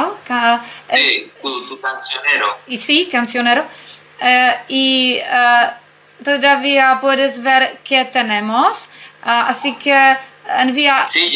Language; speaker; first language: Spanish; non-native, learner; Czech